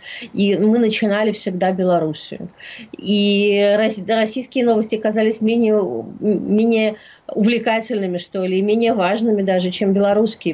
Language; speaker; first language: Russian; native; Russian